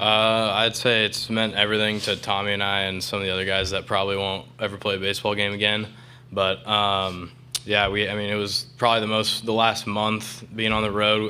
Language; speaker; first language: English; native; English